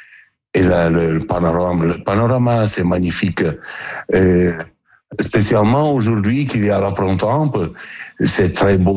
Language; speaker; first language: French; non-native, learner; Italian